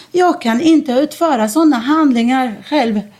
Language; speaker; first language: Swedish; non-native, fluent; Arabic